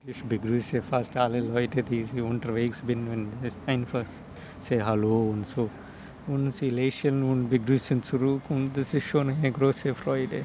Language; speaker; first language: German; non-native, fluent; Telugu